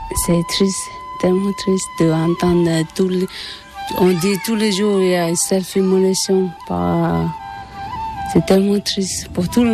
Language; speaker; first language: French; non-native, learner; Tibetan